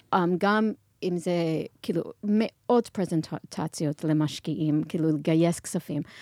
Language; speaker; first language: Hebrew; non-native, fluent; English